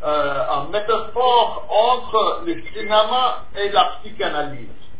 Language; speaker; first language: French; non-native, fluent; English